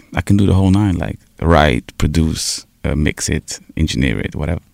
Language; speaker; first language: English; early bilingual, heritage; Portuguese